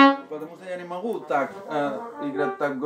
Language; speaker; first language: Russian; non-native, learner; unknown